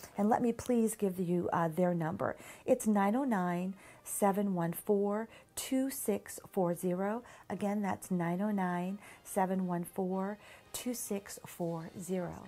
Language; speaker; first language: English; native; English